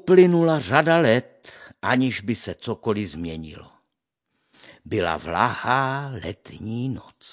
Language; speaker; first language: Czech; native; Czech